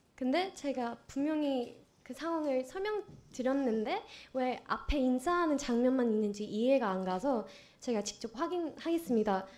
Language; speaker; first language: Korean; non-native, fluent; Vietnamese